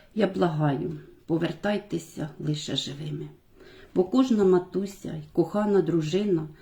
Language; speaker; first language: Ukrainian; native; Ukrainian